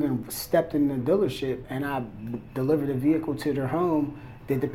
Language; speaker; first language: English; native; English